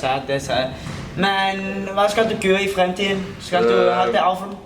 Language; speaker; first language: Danish; non-native, learner; Icelandic